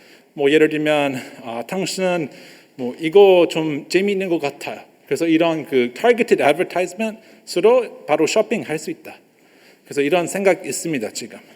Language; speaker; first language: Korean; non-native, learner; English